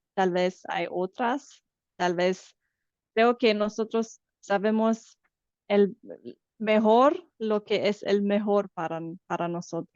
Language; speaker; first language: Spanish; non-native, fluent; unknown